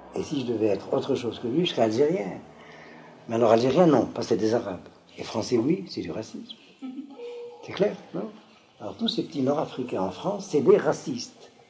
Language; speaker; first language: French; native; French